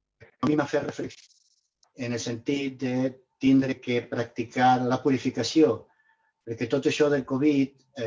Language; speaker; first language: Catalan; non-native, local second language; Spanish